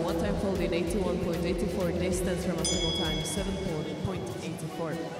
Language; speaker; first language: English; non-native, fluent; Slovak